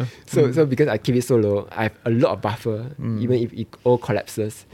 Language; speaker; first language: English; non-native, local second language; Chinese